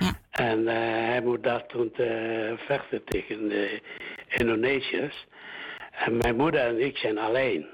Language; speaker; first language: Dutch; early bilingual, other home language; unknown